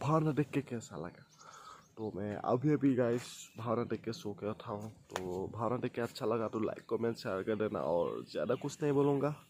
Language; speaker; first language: Hindi; non-native, local second language; Assamese